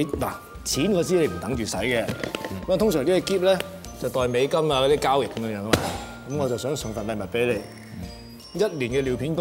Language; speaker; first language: Cantonese; native; Cantonese